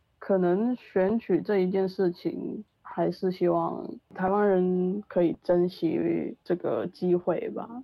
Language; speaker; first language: Chinese; non-native, local second language; Cantonese